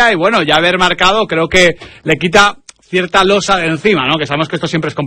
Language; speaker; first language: Spanish; native; Spanish